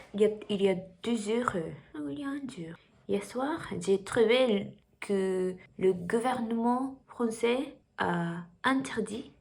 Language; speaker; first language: French; non-native, learner; Japanese